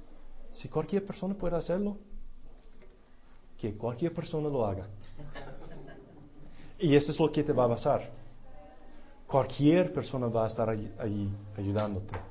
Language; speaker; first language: Spanish; non-native, fluent; English